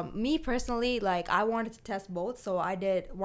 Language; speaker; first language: English; non-native, local second language; Tamil